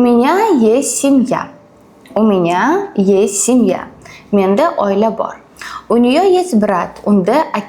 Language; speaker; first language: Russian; non-native, fluent; Uzbek